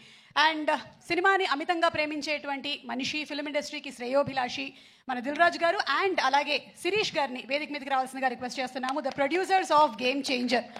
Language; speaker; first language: Telugu; native; Telugu